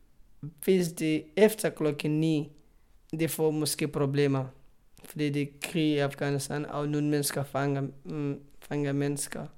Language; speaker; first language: Danish; non-native, learner; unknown